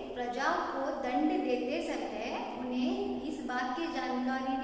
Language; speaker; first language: Hindi; non-native, local second language; Kannada